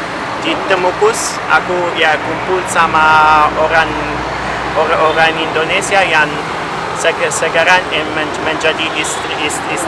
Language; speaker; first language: Indonesian; non-native, learner; Italian